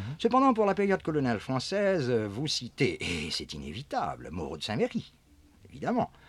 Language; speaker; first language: French; native; French